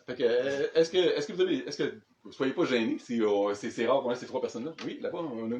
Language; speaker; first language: French; native; French